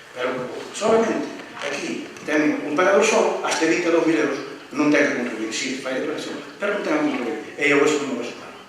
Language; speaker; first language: Galician; native; Galician